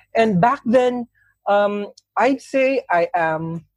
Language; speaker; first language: English; non-native, local second language; Cebuano